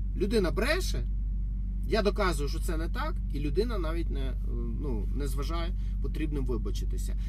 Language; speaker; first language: Ukrainian; non-native, local second language; Russian